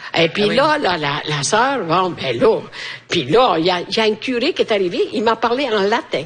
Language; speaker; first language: French; non-native, fluent; Italian